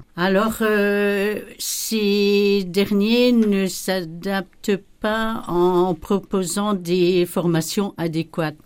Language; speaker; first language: French; non-native, learner; Dutch